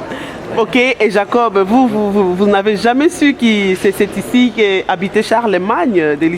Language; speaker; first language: French; non-native, local second language; Lingala